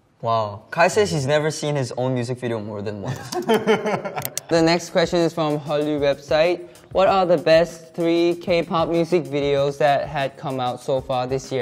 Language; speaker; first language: English; early bilingual, other home language; Korean